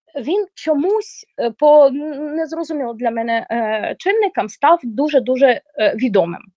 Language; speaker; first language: Ukrainian; non-native, local second language; Russian